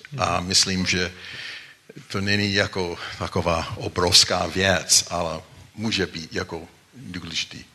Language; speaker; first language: Czech; non-native, fluent; English